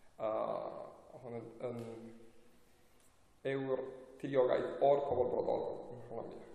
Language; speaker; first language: Welsh; non-native, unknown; Spanish